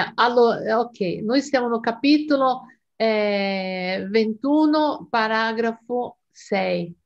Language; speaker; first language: Italian; non-native, fluent; Portuguese